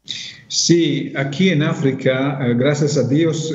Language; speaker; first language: Spanish; non-native, fluent; Italian